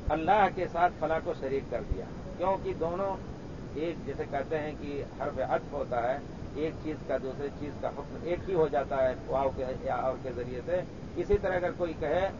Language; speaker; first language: Urdu; native; Urdu